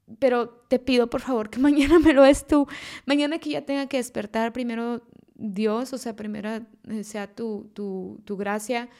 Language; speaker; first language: Spanish; native; Spanish